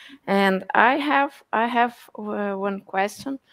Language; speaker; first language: English; non-native, fluent; Portuguese